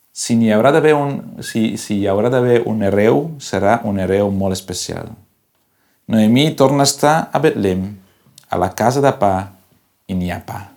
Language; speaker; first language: Catalan; non-native, local second language; Spanish